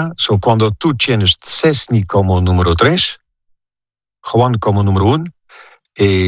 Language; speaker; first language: Spanish; non-native, fluent; Dutch